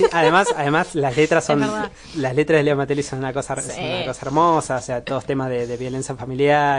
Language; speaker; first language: Spanish; native; Spanish